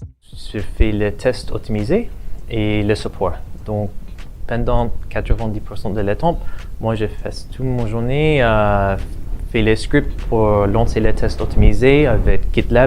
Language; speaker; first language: French; non-native, learner; English